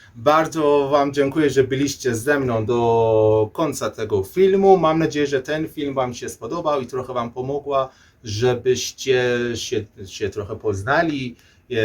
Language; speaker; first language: Polish; non-native, learner; Persian